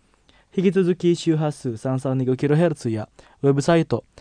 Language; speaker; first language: Japanese; non-native, fluent; Indonesian